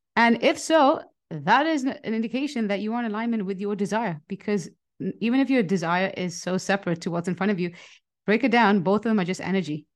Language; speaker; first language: English; non-native, local second language; Hindi